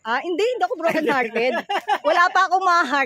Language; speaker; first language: Filipino; native; Filipino